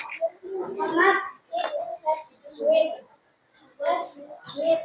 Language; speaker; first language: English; non-native, learner; Indonesian